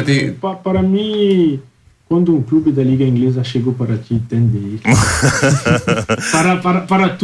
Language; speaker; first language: Portuguese; early bilingual, heritage; Portuguese